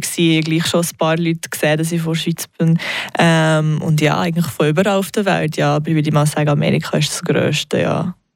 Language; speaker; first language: German; non-native, local second language; English